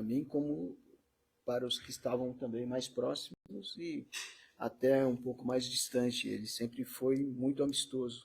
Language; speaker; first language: Portuguese; native; Portuguese